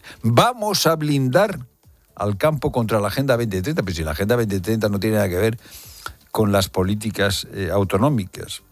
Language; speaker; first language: Spanish; native; Spanish